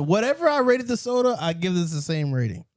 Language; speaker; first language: English; native; English